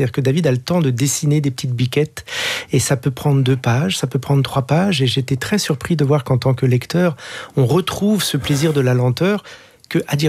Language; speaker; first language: French; native; French